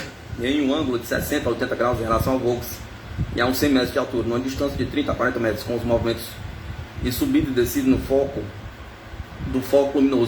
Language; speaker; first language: Portuguese; native; Portuguese